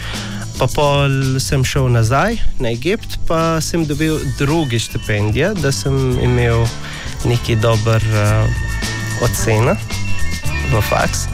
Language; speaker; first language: Slovenian; non-native, learner; Arabic